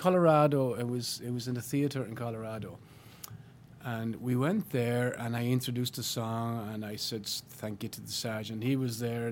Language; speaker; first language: English; native; English